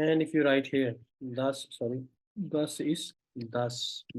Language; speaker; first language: German; non-native, fluent; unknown